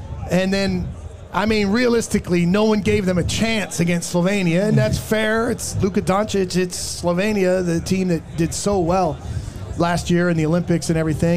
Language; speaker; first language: English; native; English